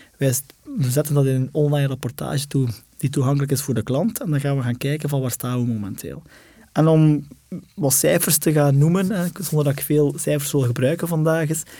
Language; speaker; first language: Dutch; native; Dutch